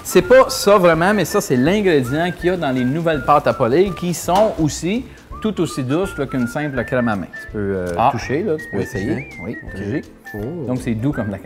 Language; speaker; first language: French; native; French